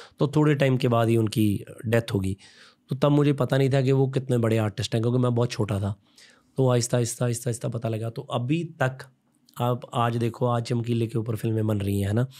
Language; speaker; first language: Hindi; non-native, local second language; Punjabi